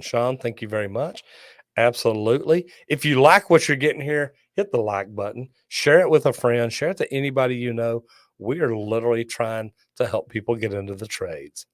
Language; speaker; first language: English; native; English